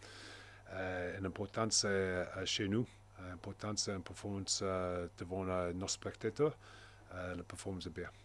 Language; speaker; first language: French; non-native, learner; English